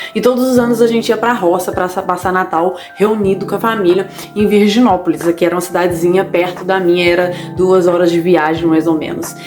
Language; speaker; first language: Portuguese; native; Portuguese